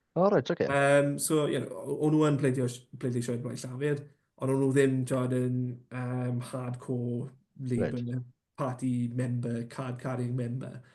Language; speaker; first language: Welsh; non-native, local second language; English